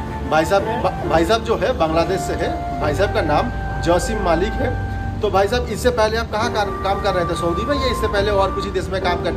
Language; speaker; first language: Hindi; non-native, local second language; Bangla